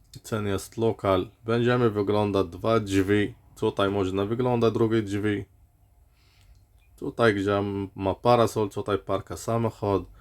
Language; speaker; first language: Polish; non-native, learner; Arabic